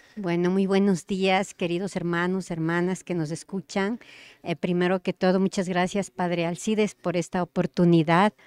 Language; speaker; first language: Spanish; native; Spanish